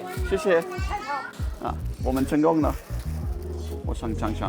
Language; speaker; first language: Chinese; non-native, learner; English